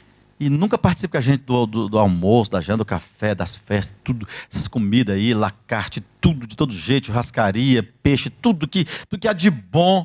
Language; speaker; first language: Portuguese; native; Portuguese